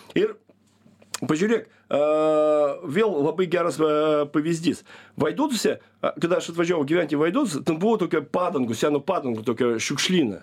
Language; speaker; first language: Lithuanian; non-native, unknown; Russian